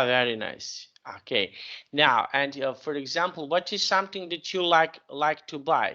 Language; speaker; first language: English; non-native, fluent; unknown